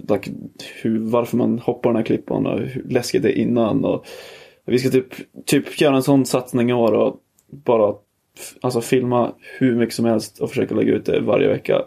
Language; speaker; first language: Swedish; native; Swedish